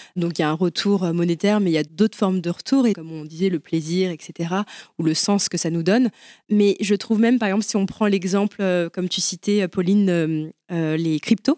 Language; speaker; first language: French; early bilingual, other home language; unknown